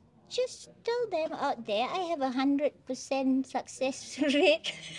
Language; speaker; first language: English; non-native, local second language; Malay